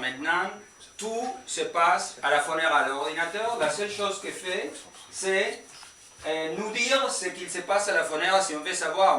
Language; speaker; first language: French; non-native, learner; Spanish